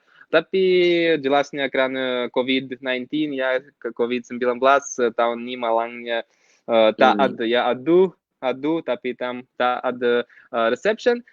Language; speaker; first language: Indonesian; non-native, fluent; Russian